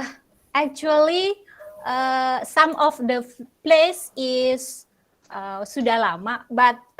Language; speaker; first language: English; non-native, local second language; Indonesian